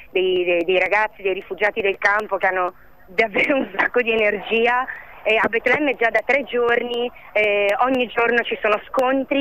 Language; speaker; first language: Italian; native; Italian